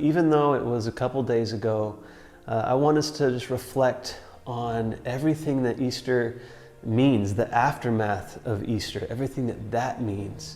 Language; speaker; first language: English; native; English